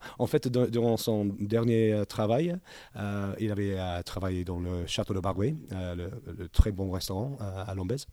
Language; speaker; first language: French; non-native, learner; English